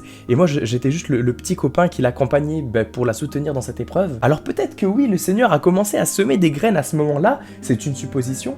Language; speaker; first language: French; native; French